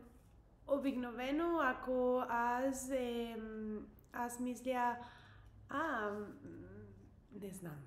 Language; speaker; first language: Bulgarian; non-native, learner; English